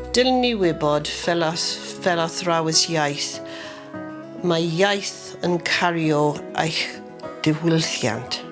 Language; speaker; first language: Welsh; non-native, learner; English